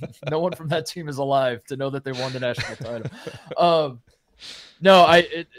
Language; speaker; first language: English; native; English